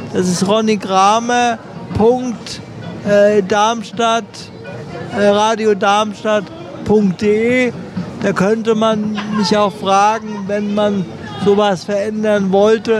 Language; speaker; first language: German; native; German